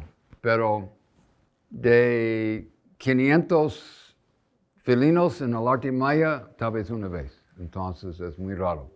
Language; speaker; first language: Spanish; non-native, fluent; English